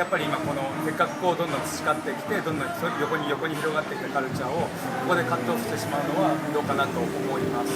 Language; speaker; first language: Japanese; native; Japanese